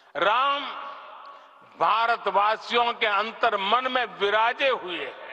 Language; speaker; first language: Hindi; non-native, local second language; Gujarati